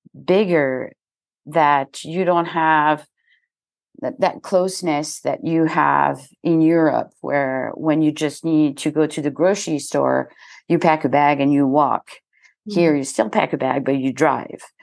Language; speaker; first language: English; non-native, fluent; French